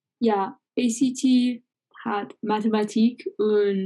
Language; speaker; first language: German; non-native, learner; English